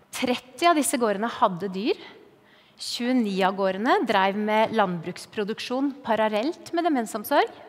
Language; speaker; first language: Norwegian; native; Norwegian